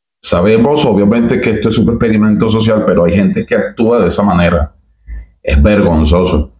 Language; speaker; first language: Spanish; native; Spanish